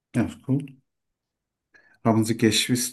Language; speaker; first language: German; non-native, learner; Turkish